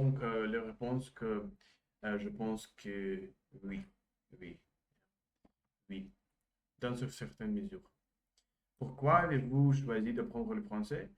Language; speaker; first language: French; non-native, learner; Russian